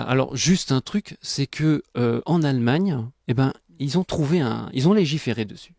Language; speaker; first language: French; native; French